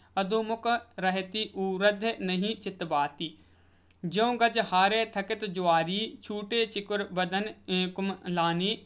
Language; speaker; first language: Hindi; native; Hindi